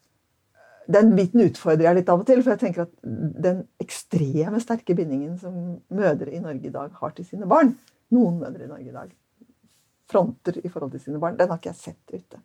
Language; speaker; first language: Norwegian; native; Norwegian